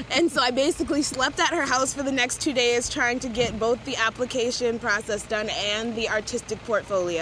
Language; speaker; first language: English; native; English